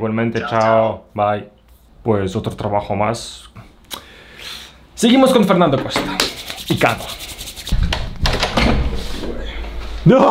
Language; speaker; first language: Spanish; non-native, fluent; Russian